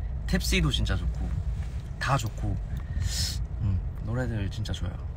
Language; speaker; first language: Korean; early bilingual, heritage; Korean